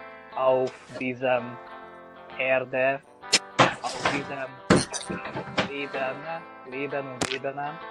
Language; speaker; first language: German; non-native, learner; Hungarian